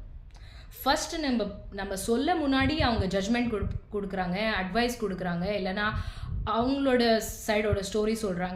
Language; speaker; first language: Tamil; non-native, local second language; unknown